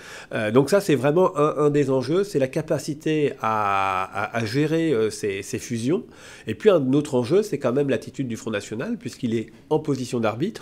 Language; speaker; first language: French; native; French